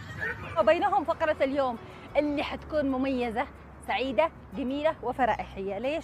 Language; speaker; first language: Arabic; native; Arabic